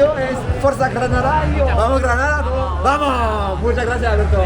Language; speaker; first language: Spanish; non-native, learner; French